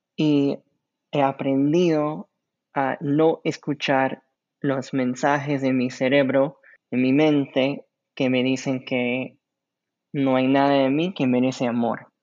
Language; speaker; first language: Spanish; non-native, fluent; English